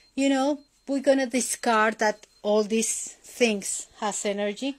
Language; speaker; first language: English; non-native, learner; Spanish